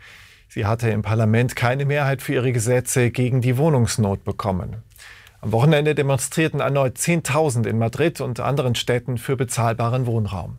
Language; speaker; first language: German; native; German